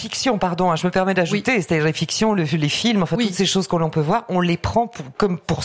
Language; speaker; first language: French; native; French